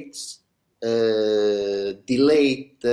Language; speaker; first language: English; non-native, learner; Italian